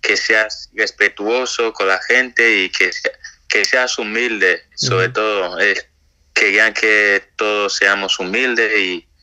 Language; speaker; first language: Spanish; native; Spanish